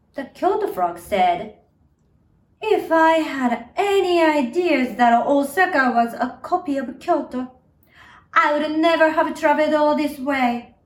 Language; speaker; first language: English; non-native, fluent; Japanese